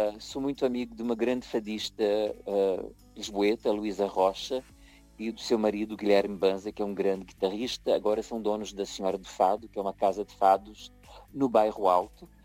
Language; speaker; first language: Portuguese; early bilingual, heritage; Portuguese